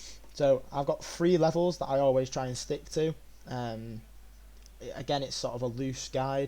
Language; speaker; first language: English; native; English